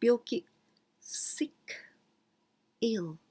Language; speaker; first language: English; non-native, fluent; Japanese